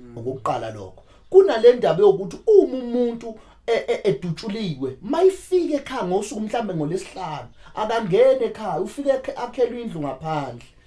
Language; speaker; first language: Zulu; native; Zulu